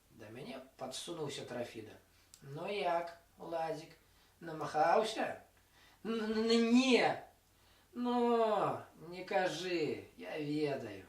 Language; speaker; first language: Belarusian; non-native, local second language; Russian